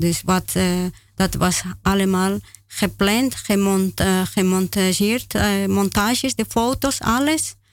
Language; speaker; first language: Dutch; non-native, learner; Spanish